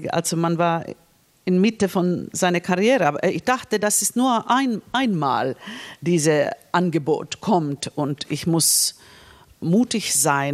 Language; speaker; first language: German; non-native, fluent; Finnish